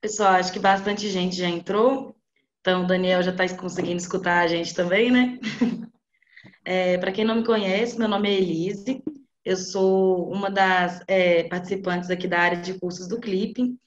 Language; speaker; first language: Portuguese; native; Portuguese